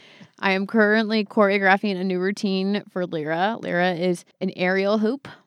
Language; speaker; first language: English; native; English